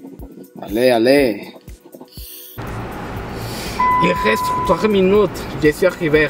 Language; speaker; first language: French; non-native, learner; Spanish